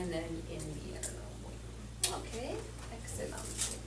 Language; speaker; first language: Spanish; non-native, learner; English